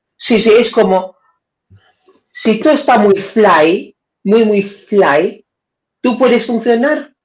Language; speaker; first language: Spanish; non-native, fluent; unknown